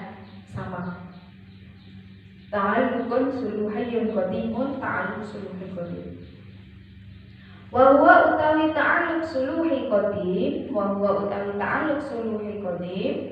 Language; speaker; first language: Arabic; non-native, fluent; Javanese